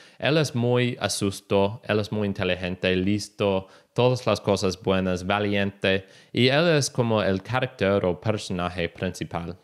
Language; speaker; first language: Spanish; non-native, learner; English